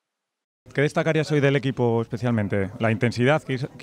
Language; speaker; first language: Spanish; native; Spanish